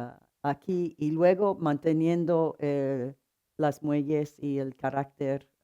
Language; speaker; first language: Spanish; non-native, fluent; English